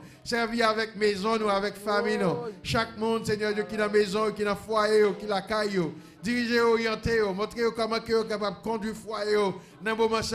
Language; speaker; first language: French; non-native, local second language; Haitian Creole